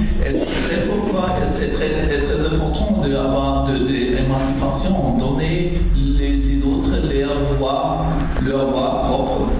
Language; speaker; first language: French; non-native, learner; German